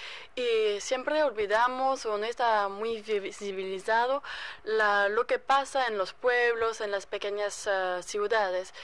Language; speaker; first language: Spanish; non-native, fluent; French